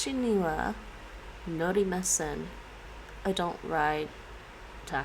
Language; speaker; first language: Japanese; non-native, learner; English